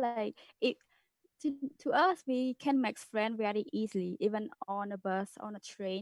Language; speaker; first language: English; non-native, learner; Khmer